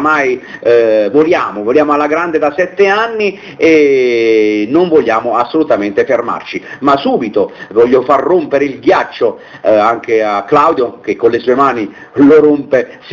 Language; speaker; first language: Italian; native; Italian